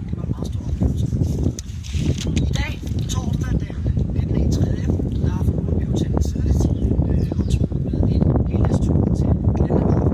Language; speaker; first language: Danish; native; Danish